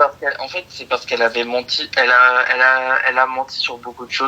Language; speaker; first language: French; native; French